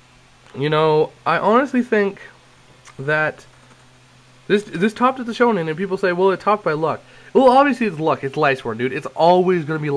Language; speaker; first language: English; native; English